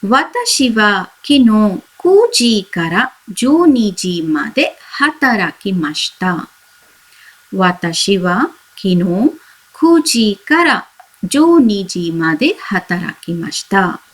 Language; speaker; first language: Japanese; non-native, fluent; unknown